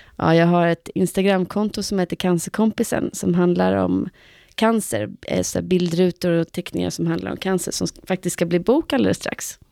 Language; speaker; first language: Swedish; native; Swedish